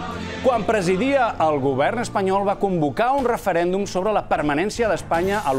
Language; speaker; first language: Catalan; native; Catalan